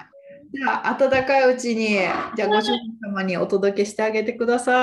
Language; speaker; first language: Japanese; native; Japanese